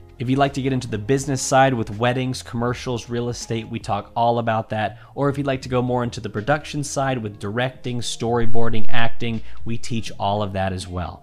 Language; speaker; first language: English; native; English